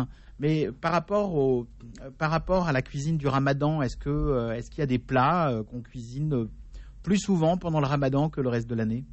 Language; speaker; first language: French; native; French